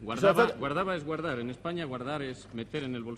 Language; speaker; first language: Italian; non-native, learner; Spanish